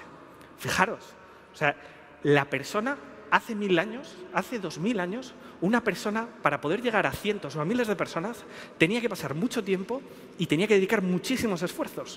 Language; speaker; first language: Spanish; native; Spanish